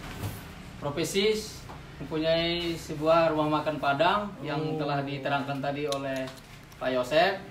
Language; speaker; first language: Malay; non-native, local second language; Minangkabau